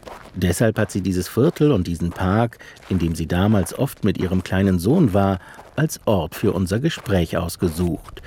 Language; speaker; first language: German; native; German